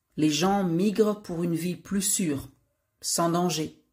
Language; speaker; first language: French; native; French